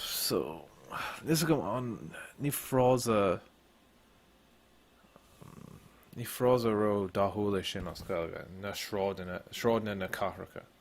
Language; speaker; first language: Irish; non-native, local second language; English